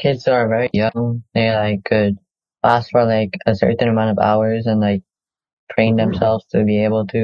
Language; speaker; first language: English; non-native, local second language; Malay